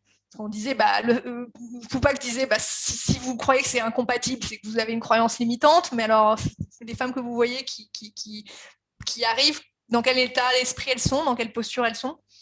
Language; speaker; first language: French; native; French